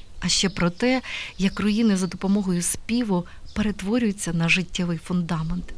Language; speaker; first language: Ukrainian; native; Ukrainian